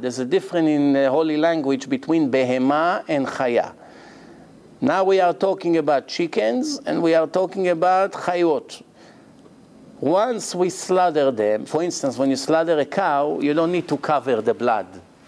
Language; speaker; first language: English; non-native, fluent; Hebrew